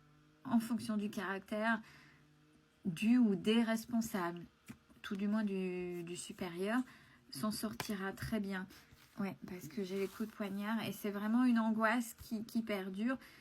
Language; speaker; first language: French; native; French